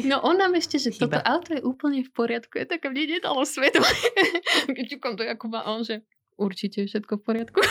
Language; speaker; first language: Slovak; native; Slovak